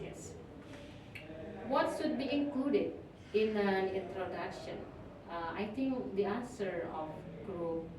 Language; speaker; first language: English; non-native, fluent; Indonesian